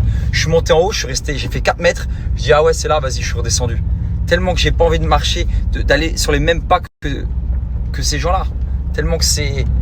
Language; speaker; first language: French; native; French